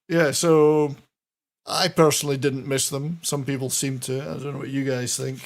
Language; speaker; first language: English; native; English